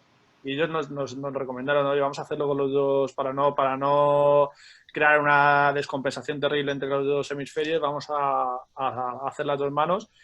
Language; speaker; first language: Spanish; native; Spanish